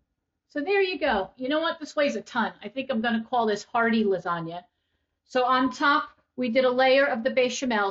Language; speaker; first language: English; native; English